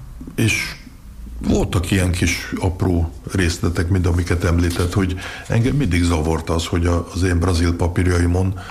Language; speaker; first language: Hungarian; early bilingual, heritage; Hungarian